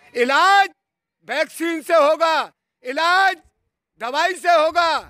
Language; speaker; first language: Hindi; native; Hindi